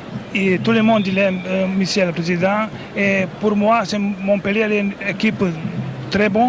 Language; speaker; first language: French; non-native, learner; Serbian